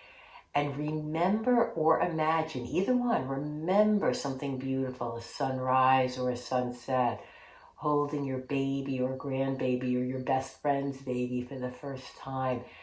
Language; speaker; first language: English; native; English